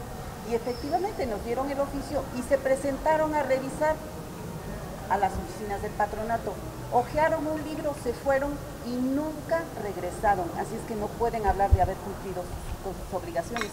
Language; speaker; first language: Spanish; native; Spanish